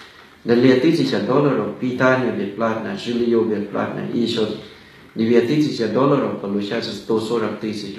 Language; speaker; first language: Russian; non-native, fluent; Thai